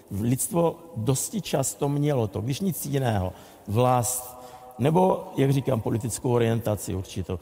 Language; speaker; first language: Czech; non-native, fluent; Russian